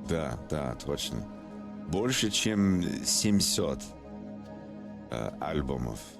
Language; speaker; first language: Russian; non-native, learner; English